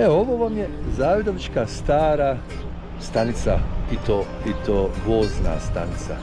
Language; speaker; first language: Croatian; native; Croatian